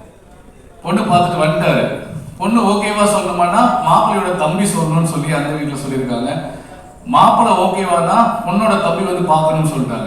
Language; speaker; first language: Tamil; native; Tamil